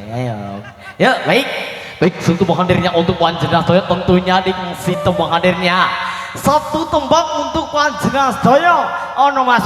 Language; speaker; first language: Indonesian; non-native, local second language; Javanese